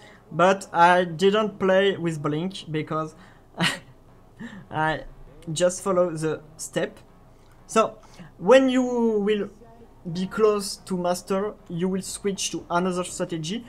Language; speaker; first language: English; non-native, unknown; French